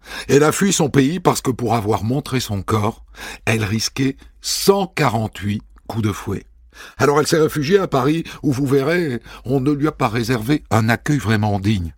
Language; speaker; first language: French; native; French